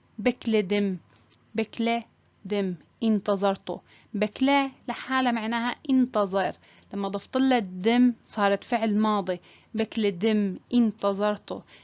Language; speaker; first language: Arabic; native; Arabic